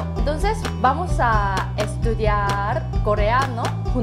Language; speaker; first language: Spanish; non-native, fluent; Korean